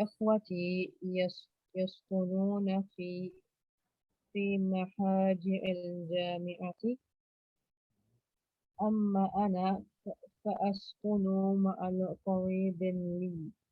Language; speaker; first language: Arabic; non-native, learner; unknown